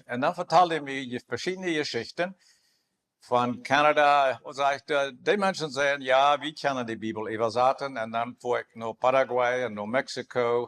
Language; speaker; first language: German; non-native, learner; Plautdietsch